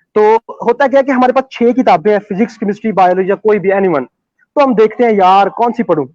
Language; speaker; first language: Hindi; non-native, local second language; Punjabi